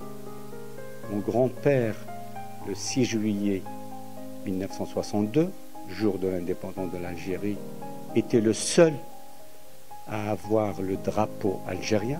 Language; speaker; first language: French; non-native, local second language; Arabic